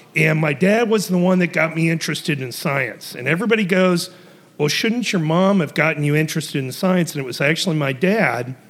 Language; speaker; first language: English; native; English